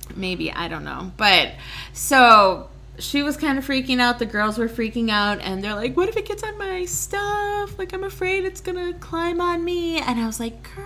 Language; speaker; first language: English; native; English